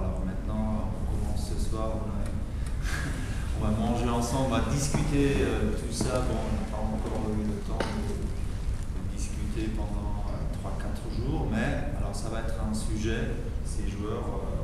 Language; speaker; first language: French; non-native, fluent; German